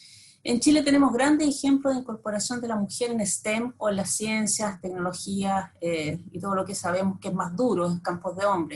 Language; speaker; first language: Spanish; native; Spanish